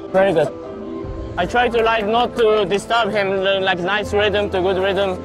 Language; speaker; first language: English; non-native, learner; Japanese